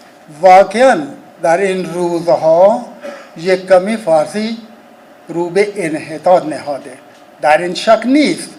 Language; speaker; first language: Persian; non-native, fluent; Urdu